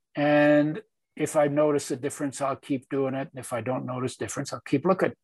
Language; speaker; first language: English; early bilingual, other home language; Polish